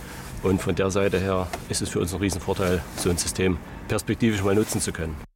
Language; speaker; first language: German; native; German